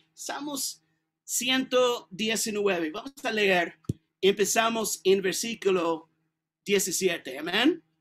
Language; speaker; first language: Spanish; non-native, learner; English